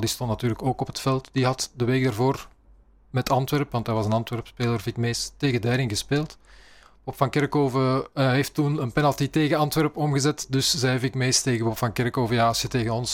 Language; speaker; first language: Dutch; native; Dutch